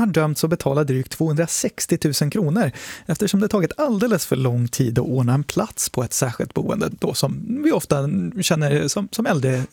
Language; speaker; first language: Swedish; native; Swedish